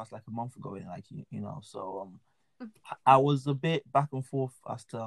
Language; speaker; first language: English; non-native, local second language; Yoruba